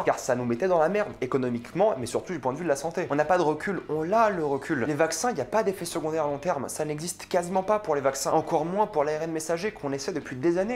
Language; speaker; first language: French; native; French